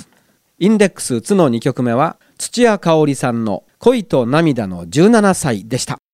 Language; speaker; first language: Japanese; native; Japanese